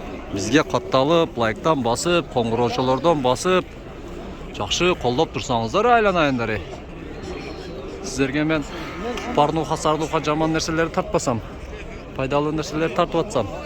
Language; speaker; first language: Kyrgyz; non-native, local second language; Uzbek